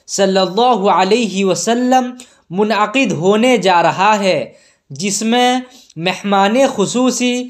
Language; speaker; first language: Urdu; native; Urdu